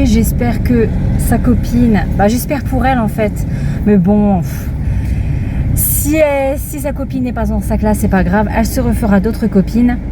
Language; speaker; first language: French; native; French